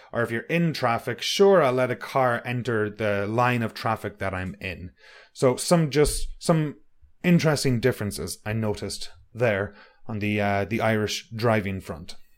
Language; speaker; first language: English; native; English